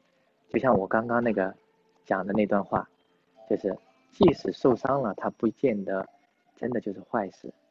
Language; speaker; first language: Chinese; native; Chinese